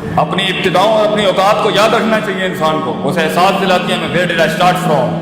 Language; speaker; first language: Urdu; non-native, local second language; Punjabi